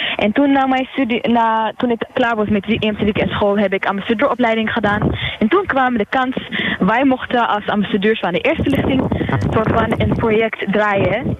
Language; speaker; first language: Dutch; non-native, fluent; Tigrinya